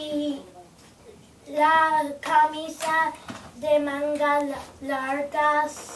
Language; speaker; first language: Spanish; non-native, learner; English